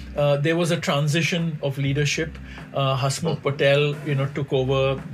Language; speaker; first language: English; non-native, local second language; Hindi